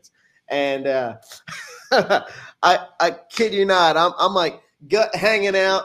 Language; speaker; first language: English; native; English